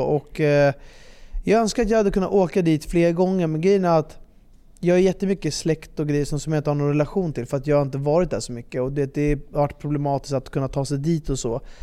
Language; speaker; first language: Swedish; early bilingual, other home language; Persian